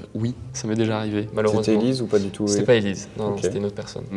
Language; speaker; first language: French; native; French